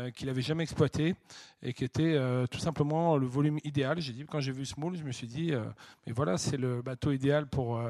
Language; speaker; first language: French; native; French